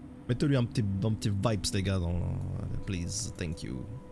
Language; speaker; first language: French; native; French